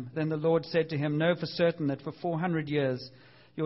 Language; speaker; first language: English; native; English